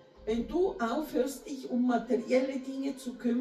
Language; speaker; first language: German; non-native, fluent; Portuguese